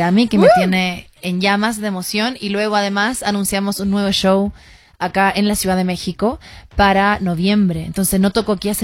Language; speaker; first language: Spanish; native; Spanish